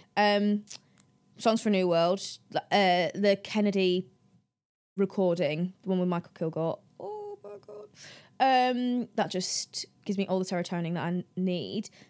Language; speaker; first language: English; native; English